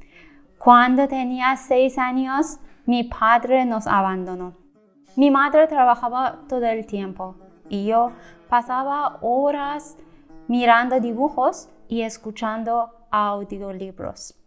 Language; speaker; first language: Spanish; non-native, fluent; Persian